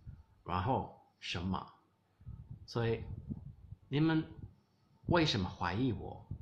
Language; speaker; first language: Chinese; non-native, learner; English